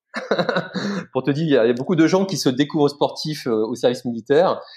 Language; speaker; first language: French; native; French